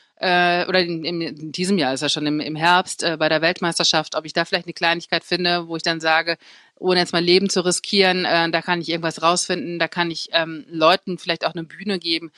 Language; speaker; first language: German; native; German